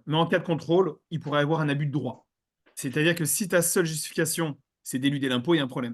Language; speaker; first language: French; native; French